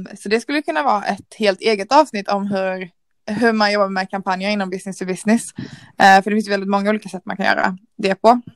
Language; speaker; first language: Swedish; native; Swedish